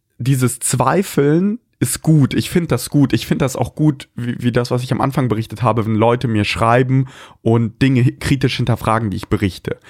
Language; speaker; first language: German; early bilingual, other home language; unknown